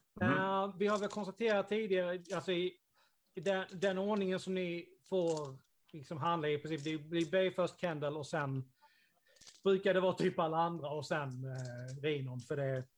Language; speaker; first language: Swedish; native; Swedish